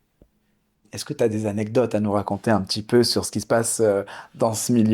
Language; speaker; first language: French; native; French